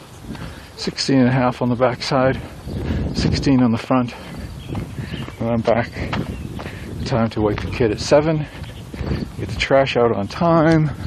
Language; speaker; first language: English; native; English